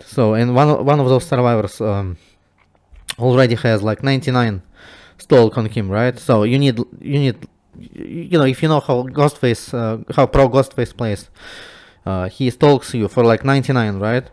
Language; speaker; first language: English; non-native, fluent; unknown